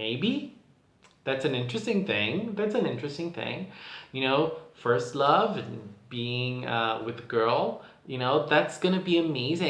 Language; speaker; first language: English; non-native, fluent; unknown